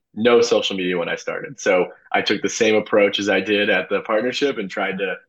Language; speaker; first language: English; native; English